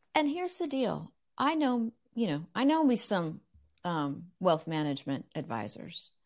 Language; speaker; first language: English; native; English